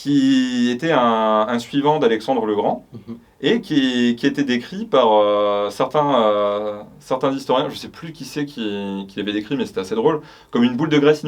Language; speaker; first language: French; native; French